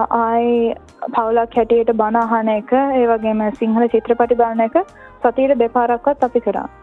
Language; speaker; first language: Sinhala; native; Sinhala